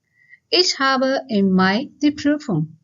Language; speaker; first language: German; non-native, fluent; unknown